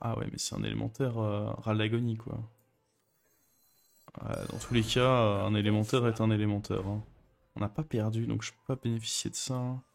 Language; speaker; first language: French; native; French